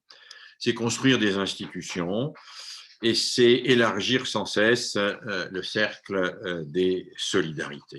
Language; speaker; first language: French; native; French